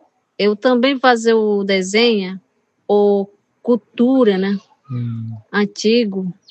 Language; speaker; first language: Portuguese; non-native, local second language; Yanomámi